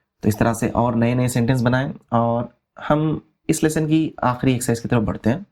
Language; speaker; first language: Urdu; native; Urdu